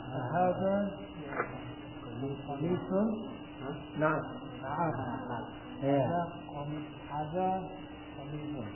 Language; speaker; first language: Arabic; non-native, fluent; Indonesian